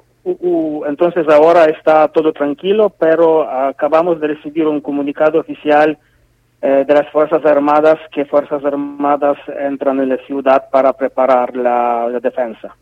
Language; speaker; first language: Spanish; non-native, fluent; Ukrainian